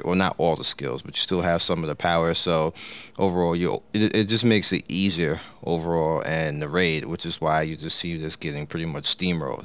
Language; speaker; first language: English; native; English